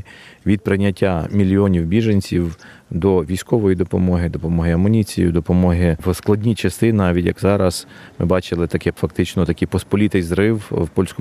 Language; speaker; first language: Ukrainian; native; Ukrainian